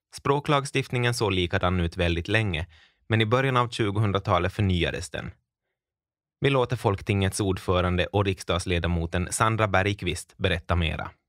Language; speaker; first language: Swedish; native; Swedish